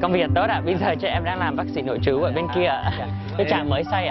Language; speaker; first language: Vietnamese; early bilingual, other home language; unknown